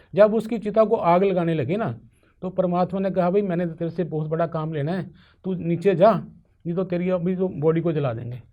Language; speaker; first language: Hindi; non-native, local second language; Punjabi